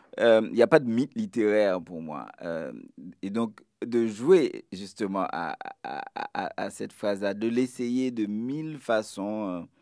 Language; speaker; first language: French; non-native, local second language; Haitian Creole